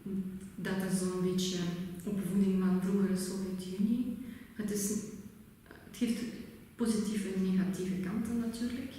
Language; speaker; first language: Dutch; non-native, fluent; Russian